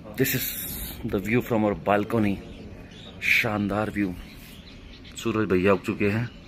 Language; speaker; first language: Hindi; native; Hindi